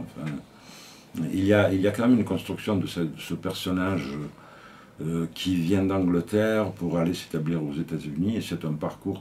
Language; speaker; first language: French; native; French